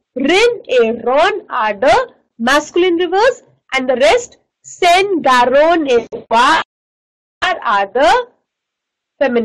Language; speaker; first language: English; non-native, local second language; Hindi